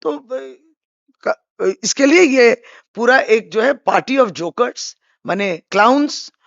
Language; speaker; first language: Hindi; non-native, local second language; Bangla